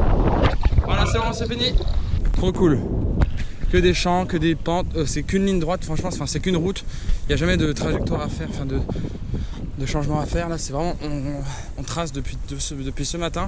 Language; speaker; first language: French; native; French